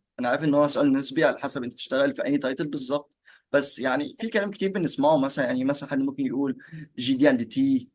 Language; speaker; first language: Arabic; native; Arabic